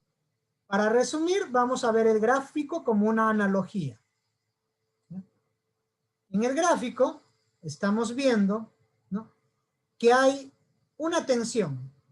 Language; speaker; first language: Spanish; native; Spanish